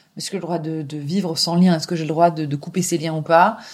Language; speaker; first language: French; native; French